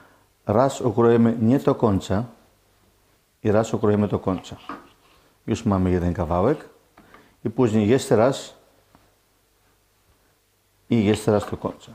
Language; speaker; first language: Polish; non-native, fluent; Greek